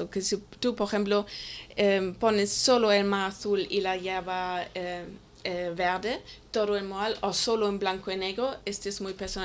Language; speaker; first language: Spanish; non-native, fluent; German